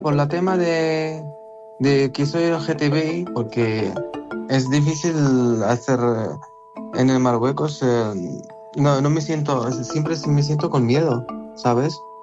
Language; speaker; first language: Spanish; non-native, learner; Arabic